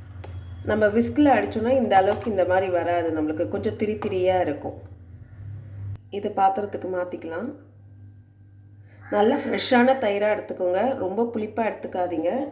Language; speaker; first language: Tamil; native; Tamil